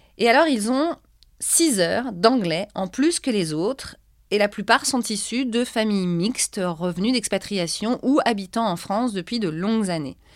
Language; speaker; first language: French; native; French